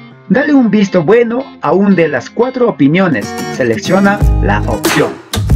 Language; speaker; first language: Spanish; native; Spanish